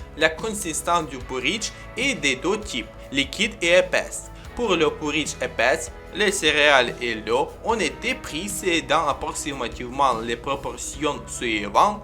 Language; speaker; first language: French; non-native, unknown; Ukrainian